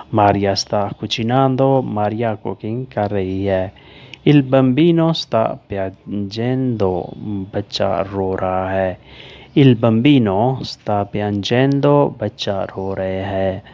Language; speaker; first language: Italian; non-native, learner; Urdu